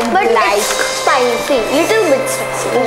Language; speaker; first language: English; non-native, local second language; Hindi